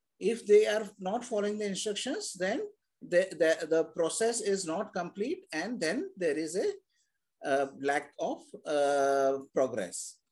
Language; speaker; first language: English; non-native, local second language; Hindi